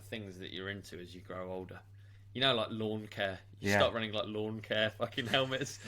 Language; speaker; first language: English; native; English